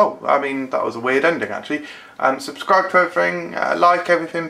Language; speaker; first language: English; native; English